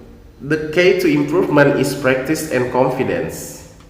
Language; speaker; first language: English; non-native, fluent; Indonesian